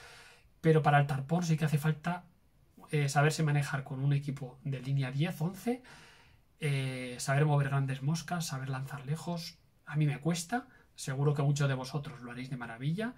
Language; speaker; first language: Spanish; native; Spanish